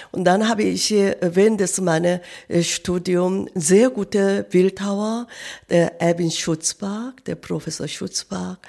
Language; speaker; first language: German; non-native, fluent; Korean